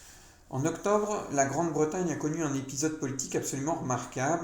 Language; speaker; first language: French; native; French